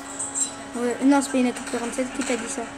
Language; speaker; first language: French; native; French